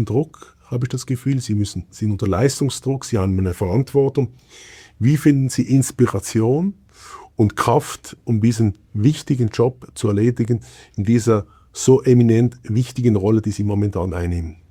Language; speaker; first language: German; native; German